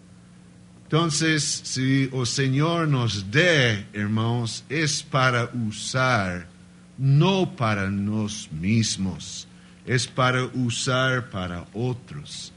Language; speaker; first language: Spanish; non-native, learner; Portuguese